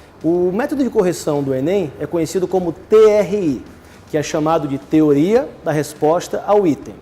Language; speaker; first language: Portuguese; native; Portuguese